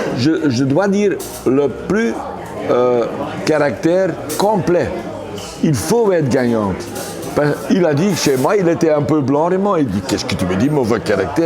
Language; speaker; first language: French; non-native, local second language; Dutch